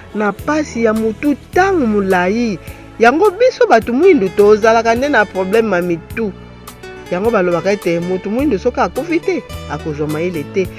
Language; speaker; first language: Lingala; non-native, local second language; Kongo